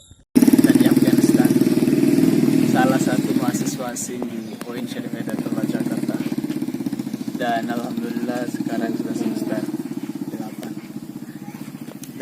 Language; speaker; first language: Indonesian; non-native, fluent; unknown